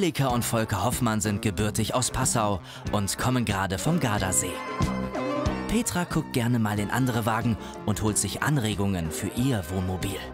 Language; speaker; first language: German; native; German